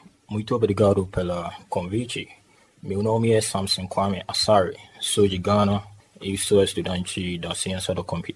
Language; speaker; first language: Portuguese; non-native, learner; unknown